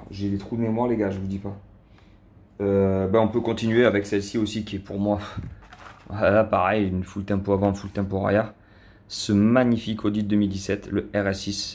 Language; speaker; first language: French; native; French